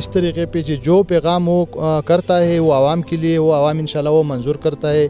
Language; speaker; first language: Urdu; non-native, local second language; Pashto